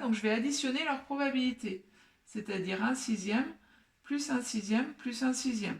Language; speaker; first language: French; native; French